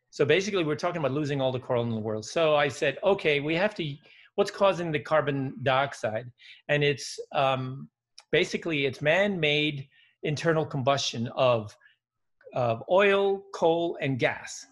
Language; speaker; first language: English; early bilingual, other home language; Dutch